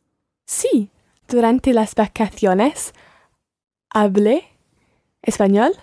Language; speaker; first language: Spanish; non-native, learner; English